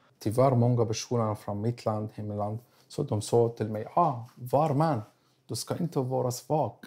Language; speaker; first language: Swedish; non-native, learner; Arabic